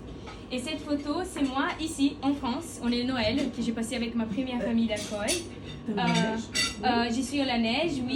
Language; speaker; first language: French; non-native, learner; Portuguese